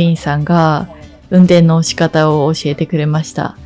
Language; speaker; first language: Japanese; native; Japanese